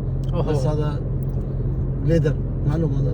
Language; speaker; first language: Arabic; non-native, learner; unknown